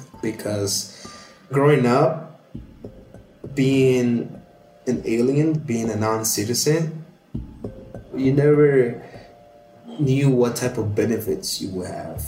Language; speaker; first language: English; native; English